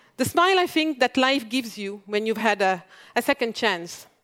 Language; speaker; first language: English; non-native, fluent; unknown